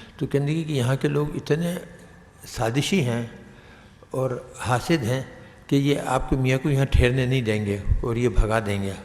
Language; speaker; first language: Urdu; native; Urdu